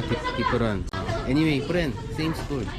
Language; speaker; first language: English; non-native, learner; Korean